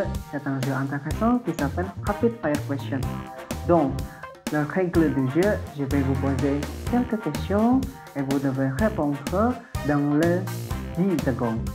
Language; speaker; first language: French; non-native, fluent; Indonesian